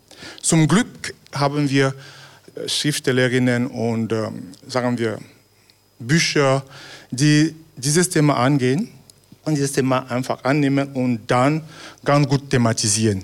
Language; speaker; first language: German; non-native, fluent; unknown